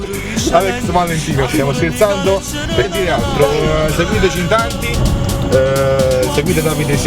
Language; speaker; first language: Italian; native; Italian